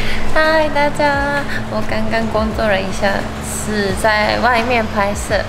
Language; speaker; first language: Chinese; non-native, fluent; Japanese